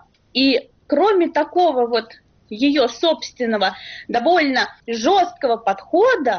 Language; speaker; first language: Russian; native; Russian